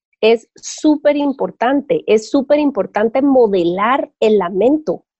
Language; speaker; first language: Spanish; native; Spanish